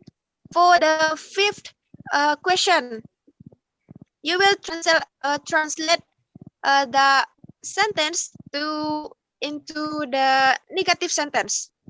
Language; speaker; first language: English; non-native, learner; Indonesian